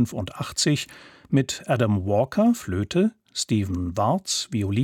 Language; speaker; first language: German; native; German